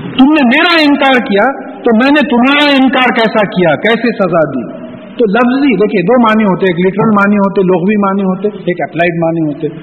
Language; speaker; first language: Urdu; native; Urdu